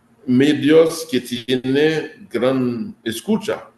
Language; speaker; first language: Spanish; non-native, fluent; Haitian Creole